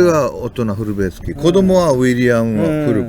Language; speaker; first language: Japanese; native; Japanese